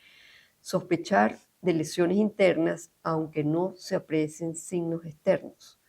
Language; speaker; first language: Spanish; native; Spanish